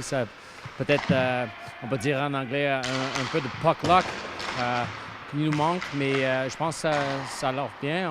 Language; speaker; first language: French; non-native, fluent; English